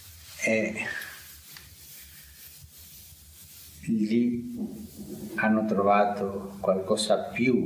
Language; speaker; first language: Italian; non-native, fluent; Spanish